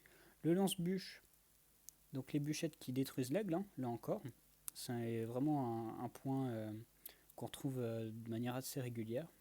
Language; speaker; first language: French; native; French